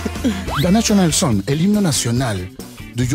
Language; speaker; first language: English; non-native, learner; Spanish